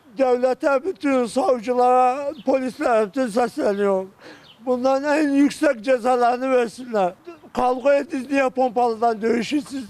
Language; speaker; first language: Turkish; non-native, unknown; Arabic